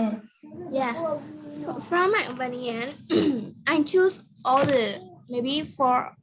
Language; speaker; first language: English; non-native, learner; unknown